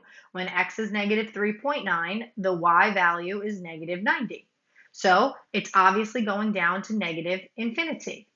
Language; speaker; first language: English; native; English